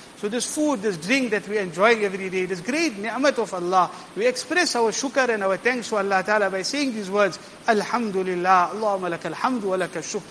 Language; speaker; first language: English; native; English